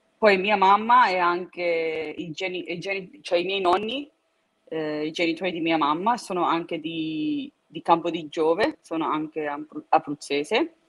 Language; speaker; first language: Italian; early bilingual, heritage; Italian